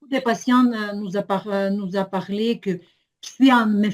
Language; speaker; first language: French; non-native, learner; Ukrainian